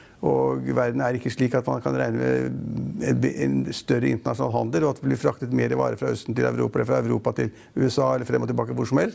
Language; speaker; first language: Norwegian; native; Norwegian